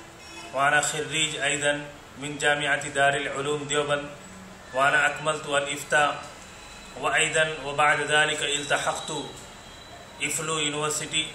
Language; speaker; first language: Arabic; non-native, fluent; Urdu